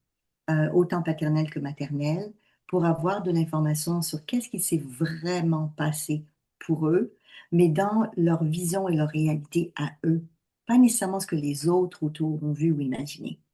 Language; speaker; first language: French; native; French